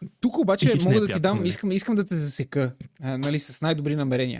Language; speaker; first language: Bulgarian; native; Bulgarian